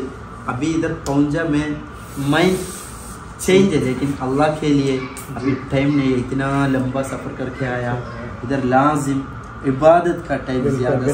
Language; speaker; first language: Hindi; non-native, local second language; Malayalam